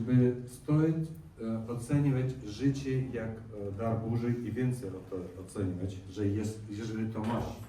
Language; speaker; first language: Polish; non-native, learner; Russian